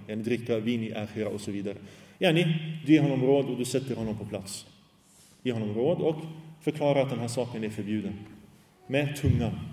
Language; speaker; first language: Swedish; early bilingual, other home language; Arabic